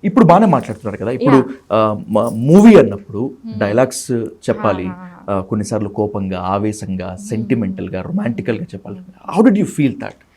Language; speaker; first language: Telugu; native; Telugu